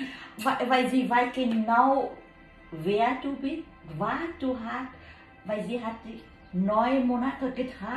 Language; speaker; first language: German; non-native, learner; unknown